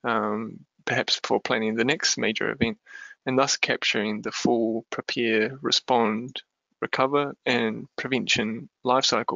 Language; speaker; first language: English; native; English